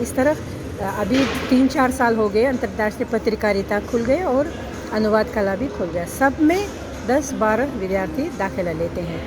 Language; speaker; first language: Hindi; non-native, fluent; Uzbek